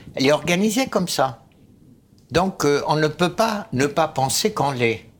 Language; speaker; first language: French; early bilingual, other home language; Arabic